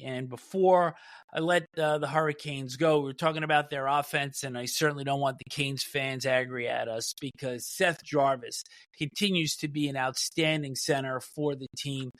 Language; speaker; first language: English; native; English